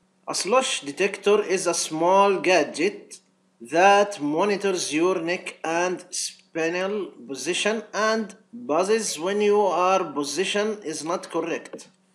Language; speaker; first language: English; non-native, fluent; Arabic